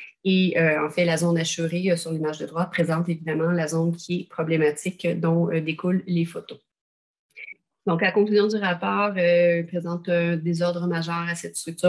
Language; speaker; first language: French; native; French